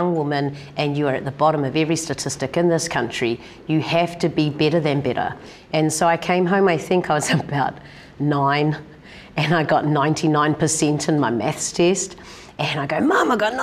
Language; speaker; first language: English; native; English